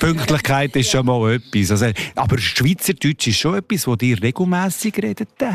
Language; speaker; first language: German; native; German